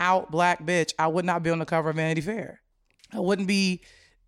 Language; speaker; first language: English; native; English